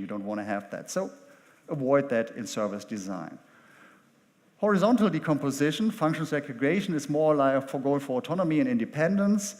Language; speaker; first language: English; non-native, fluent; German